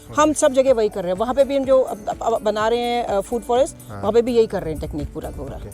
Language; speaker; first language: Hindi; non-native, local second language; Garhwali